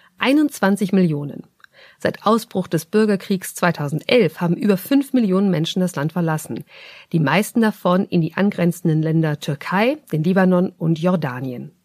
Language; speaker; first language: German; native; German